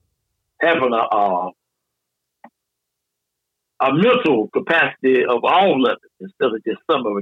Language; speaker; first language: English; native; English